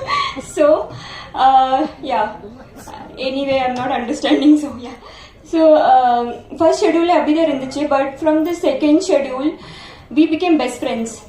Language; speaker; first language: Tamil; non-native, learner; Bangla